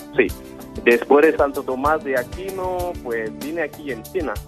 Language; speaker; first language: Spanish; non-native, local second language; Fang